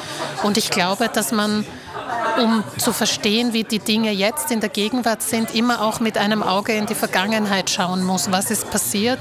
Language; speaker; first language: German; early bilingual, other home language; Slovak